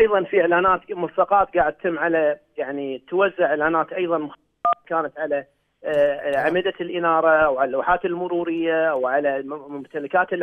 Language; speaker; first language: Arabic; native; Arabic